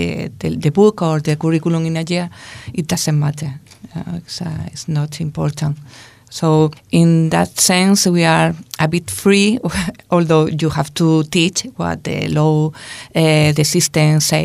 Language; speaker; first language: English; non-native, learner; Spanish